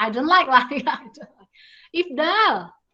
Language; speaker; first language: English; non-native, fluent; Indonesian